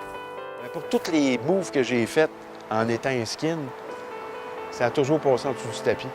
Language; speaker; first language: French; native; French